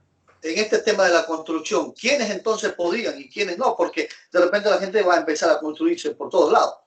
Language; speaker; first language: Spanish; native; Spanish